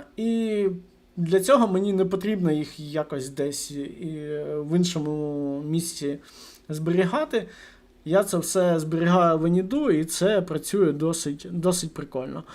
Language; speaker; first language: Ukrainian; non-native, local second language; Russian